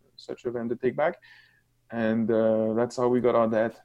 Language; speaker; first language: English; non-native, fluent; French